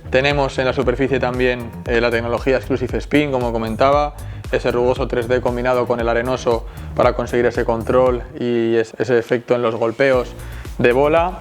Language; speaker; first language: Spanish; native; Spanish